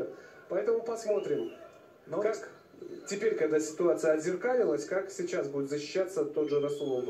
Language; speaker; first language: Russian; native; Russian